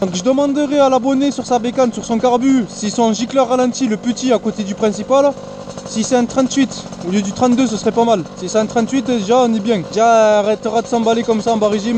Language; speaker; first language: French; native; French